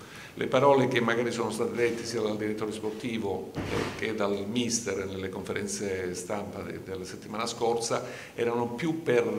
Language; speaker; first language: Italian; native; Italian